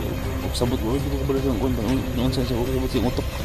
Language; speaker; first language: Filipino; non-native, local second language; Cebuano